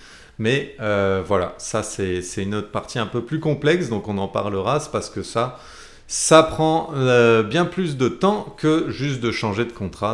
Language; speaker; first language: French; native; French